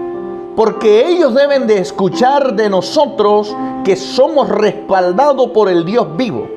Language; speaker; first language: Spanish; native; Spanish